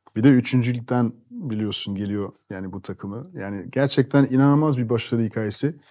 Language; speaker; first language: Turkish; non-native, fluent; French